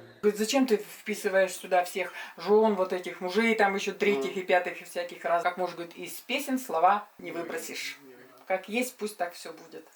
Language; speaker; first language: Russian; native; Russian